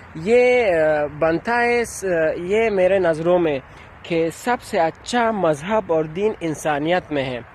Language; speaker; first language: Hindi; non-native, learner; Persian